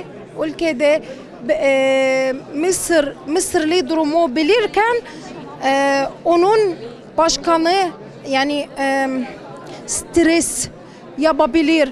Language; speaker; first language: Turkish; non-native, learner; Arabic